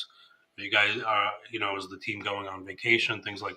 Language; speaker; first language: English; native; English